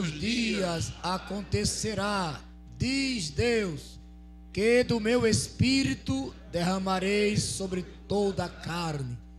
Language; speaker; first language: Portuguese; native; Portuguese